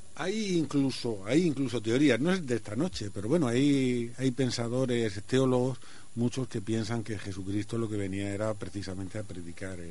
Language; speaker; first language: Spanish; native; Spanish